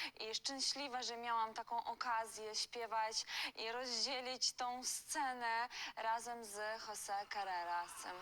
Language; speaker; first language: Polish; non-native, fluent; Ukrainian